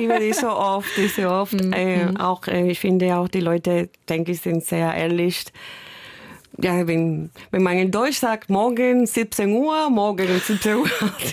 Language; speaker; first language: German; non-native, fluent; Spanish